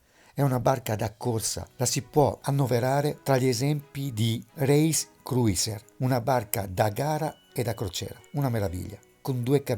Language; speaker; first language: Italian; native; Italian